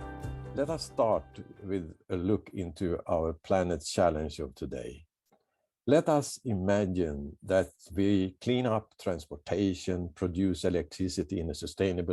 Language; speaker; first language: English; non-native, fluent; Swedish